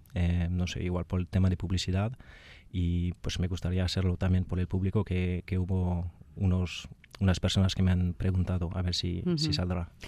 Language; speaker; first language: Spanish; non-native, fluent; French